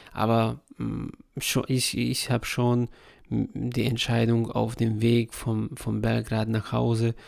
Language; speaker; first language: German; non-native, fluent; Hungarian